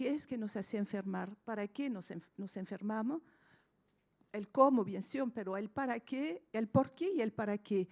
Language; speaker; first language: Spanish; non-native, fluent; French